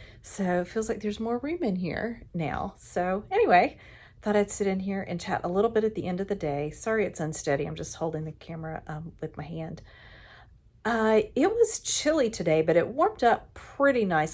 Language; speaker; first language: English; native; English